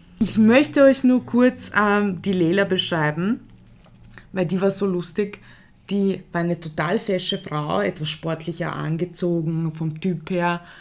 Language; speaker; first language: German; early bilingual, other home language; Croatian